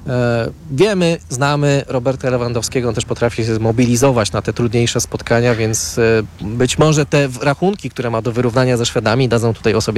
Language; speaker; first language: Polish; native; Polish